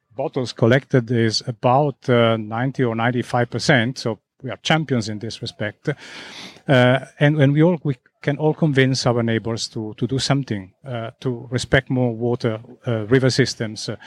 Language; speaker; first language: English; non-native, fluent; Italian